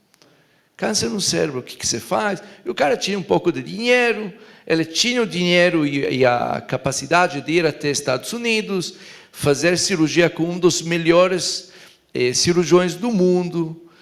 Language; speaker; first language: Portuguese; non-native, fluent; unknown